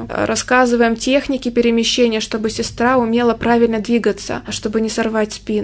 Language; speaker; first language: Russian; native; Russian